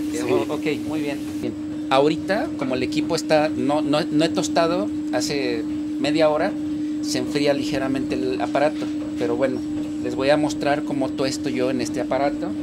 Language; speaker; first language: Spanish; native; Spanish